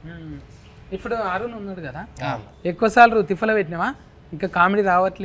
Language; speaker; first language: Telugu; native; Telugu